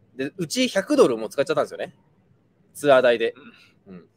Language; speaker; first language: Japanese; native; Japanese